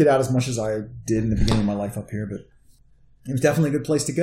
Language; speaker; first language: English; native; English